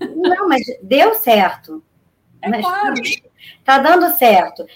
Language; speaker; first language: Portuguese; native; Portuguese